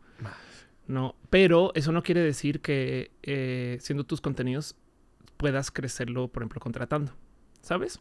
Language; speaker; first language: Spanish; native; Spanish